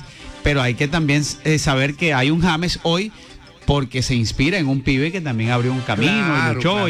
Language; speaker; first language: Spanish; native; Spanish